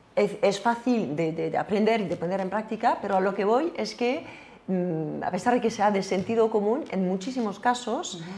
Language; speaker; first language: Spanish; non-native, fluent; French